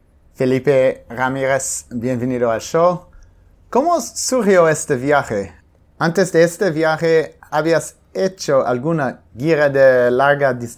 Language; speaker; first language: Spanish; non-native, learner; English